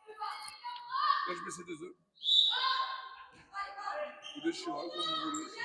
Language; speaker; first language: French; native; French